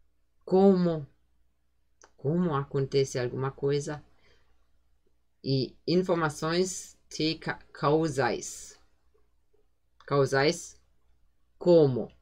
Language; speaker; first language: Portuguese; non-native, fluent; German